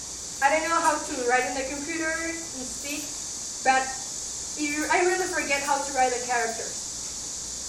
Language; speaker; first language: English; non-native, fluent; Spanish